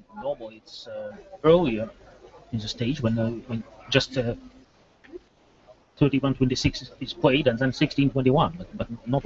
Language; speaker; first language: English; non-native, fluent; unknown